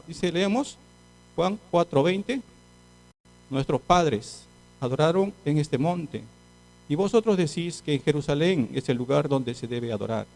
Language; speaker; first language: Spanish; native; Spanish